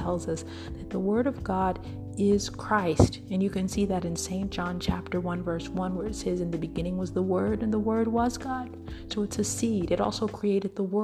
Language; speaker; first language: English; native; English